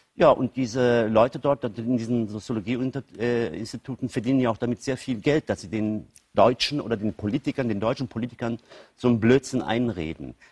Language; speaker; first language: German; early bilingual, other home language; Turkish